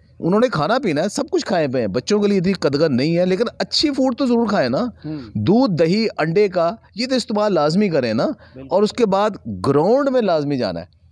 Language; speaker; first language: Urdu; non-native, local second language; Punjabi